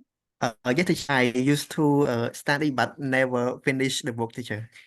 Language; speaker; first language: English; non-native, learner; Khmer